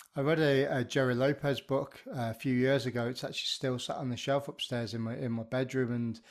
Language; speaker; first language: English; native; English